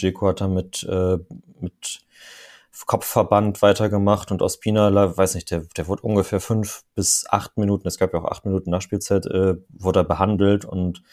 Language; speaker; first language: German; native; German